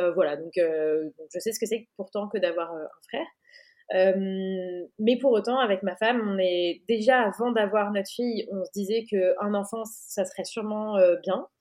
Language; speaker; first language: French; native; French